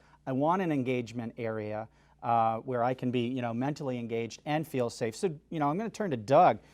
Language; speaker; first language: English; native; English